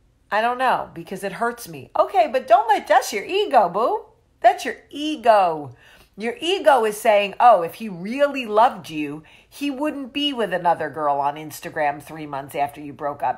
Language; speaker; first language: English; native; English